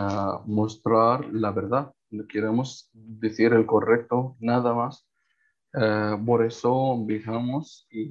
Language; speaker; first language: Spanish; non-native, learner; Arabic